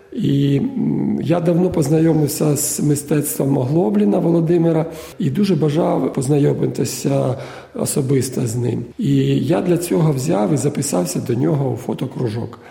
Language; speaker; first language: Ukrainian; native; Ukrainian